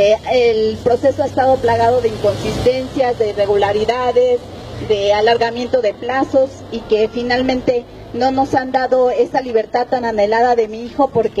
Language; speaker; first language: Spanish; native; Spanish